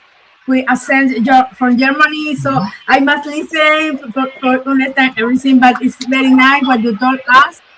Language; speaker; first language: English; non-native, learner; Spanish